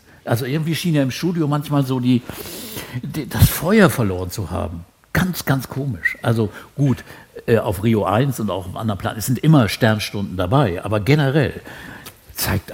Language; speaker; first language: German; native; German